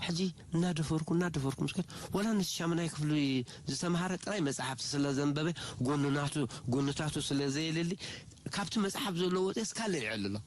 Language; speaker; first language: Tigrinya; non-native, local second language; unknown